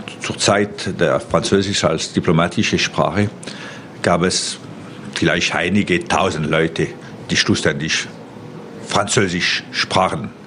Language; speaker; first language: German; non-native, local second language; French